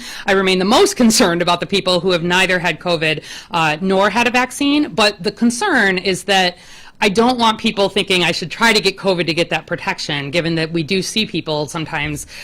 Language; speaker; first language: English; native; English